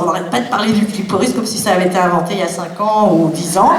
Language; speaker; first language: French; native; French